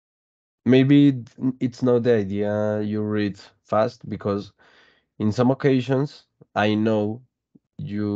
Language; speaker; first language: English; non-native, fluent; Spanish